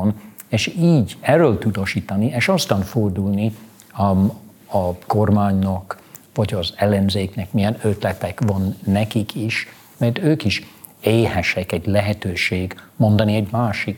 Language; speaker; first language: Hungarian; non-native, fluent; English